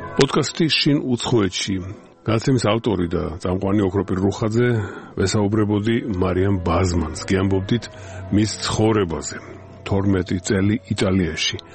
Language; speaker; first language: Georgian; native; Georgian